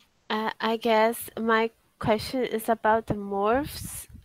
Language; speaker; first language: English; non-native, learner; Portuguese